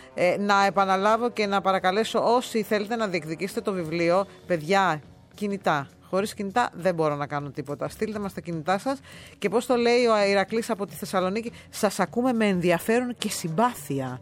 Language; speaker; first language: Greek; native; Greek